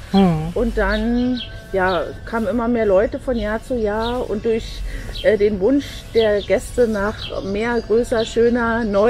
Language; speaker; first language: German; native; German